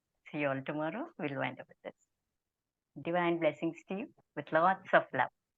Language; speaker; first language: English; non-native, local second language; Telugu